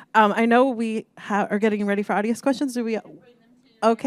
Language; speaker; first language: English; native; English